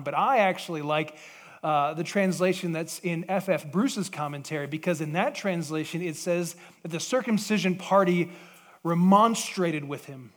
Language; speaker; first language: English; native; English